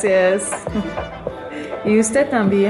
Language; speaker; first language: Spanish; non-native, learner; English